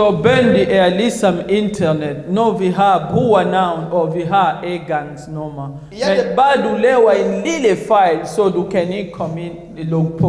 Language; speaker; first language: Swedish; non-native, learner; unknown